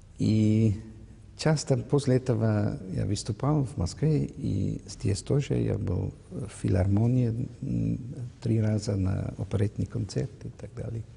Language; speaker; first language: Russian; non-native, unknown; German